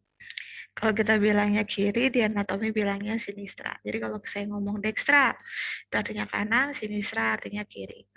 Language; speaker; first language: Indonesian; native; Indonesian